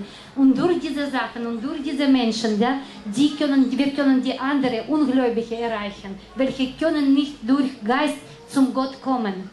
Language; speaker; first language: German; non-native, learner; Russian